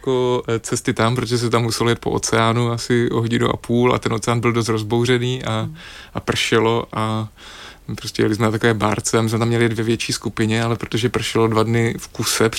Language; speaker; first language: Czech; native; Czech